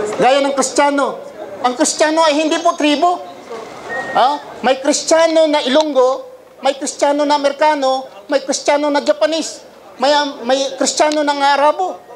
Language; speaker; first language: Filipino; non-native, local second language; Cebuano